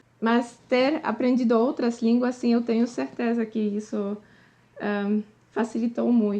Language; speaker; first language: Portuguese; non-native, fluent; Polish